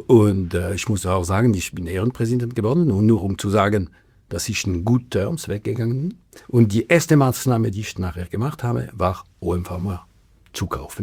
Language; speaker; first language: German; non-native, local second language; French